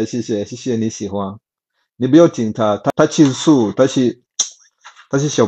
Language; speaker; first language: Chinese; non-native, learner; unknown